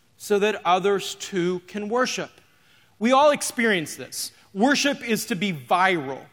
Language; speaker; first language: English; native; English